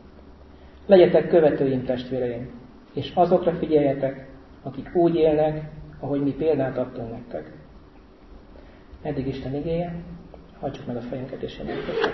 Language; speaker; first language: Hungarian; native; Hungarian